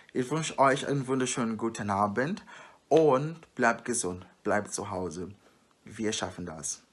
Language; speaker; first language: German; non-native, learner; Portuguese